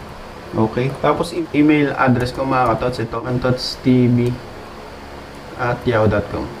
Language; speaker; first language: Filipino; native; Filipino